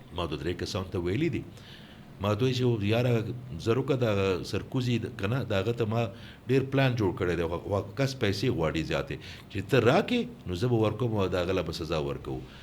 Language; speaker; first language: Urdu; non-native, local second language; Pashto